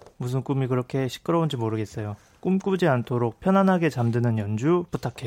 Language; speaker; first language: Korean; native; Korean